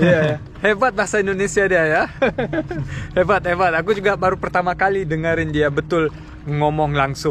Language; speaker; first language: Indonesian; early bilingual, heritage; Indonesian